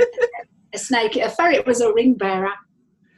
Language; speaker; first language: English; native; English